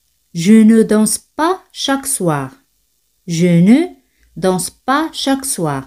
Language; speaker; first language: French; non-native, fluent; Spanish